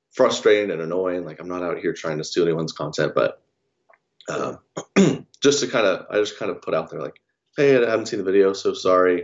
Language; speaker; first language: English; native; English